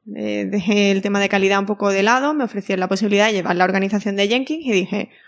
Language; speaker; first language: Spanish; native; Spanish